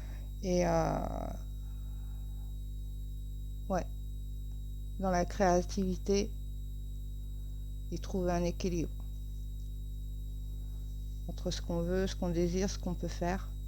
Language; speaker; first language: French; native; French